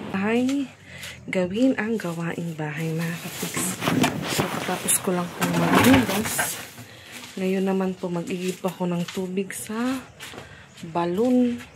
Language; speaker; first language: Filipino; non-native, local second language; Waray